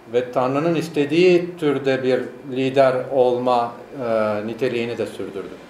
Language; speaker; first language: Turkish; native; Turkish